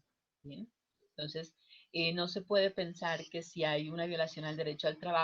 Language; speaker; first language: Spanish; native; Spanish